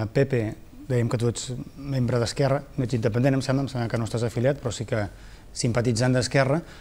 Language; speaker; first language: Catalan; native; Catalan